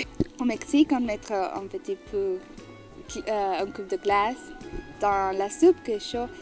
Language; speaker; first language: French; non-native, learner; Spanish